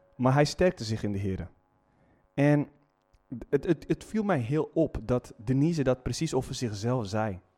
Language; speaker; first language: Dutch; non-native, fluent; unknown